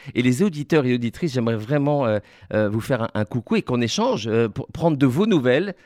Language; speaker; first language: French; native; French